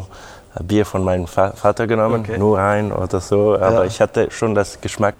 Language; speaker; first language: German; non-native, local second language; French